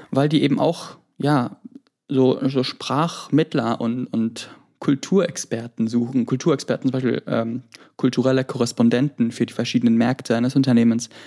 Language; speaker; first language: German; early bilingual, other home language; Greek